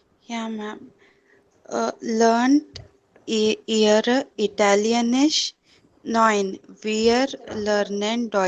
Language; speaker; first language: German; non-native, learner; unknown